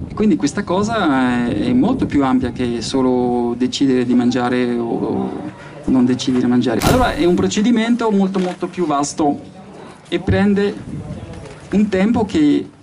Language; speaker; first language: Italian; non-native, fluent; French